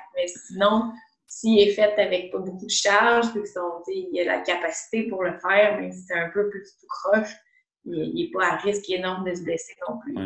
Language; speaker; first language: French; native; French